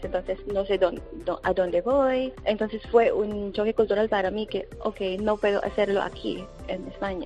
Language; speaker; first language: Spanish; non-native, fluent; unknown